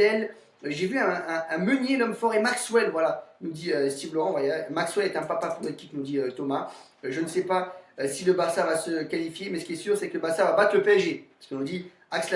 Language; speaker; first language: French; native; French